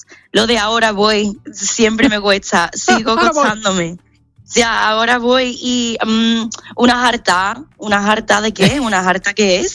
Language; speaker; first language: Spanish; non-native, fluent; English